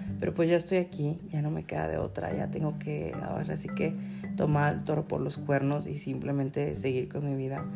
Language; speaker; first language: Spanish; native; Spanish